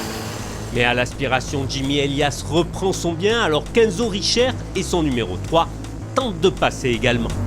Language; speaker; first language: French; native; French